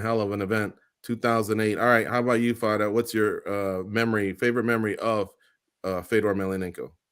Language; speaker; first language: English; native; English